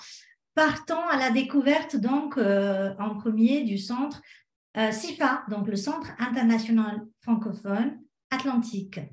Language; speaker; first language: French; native; French